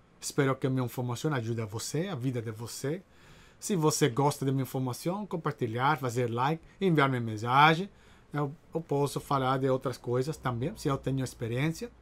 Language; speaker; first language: Portuguese; non-native, learner; Spanish